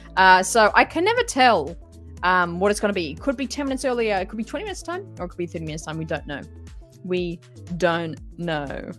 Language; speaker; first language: English; native; English